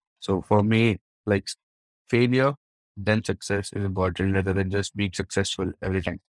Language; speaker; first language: English; non-native, local second language; Hindi